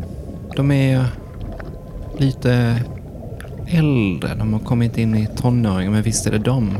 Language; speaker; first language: Swedish; native; Swedish